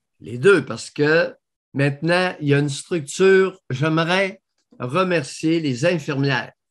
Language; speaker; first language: French; native; French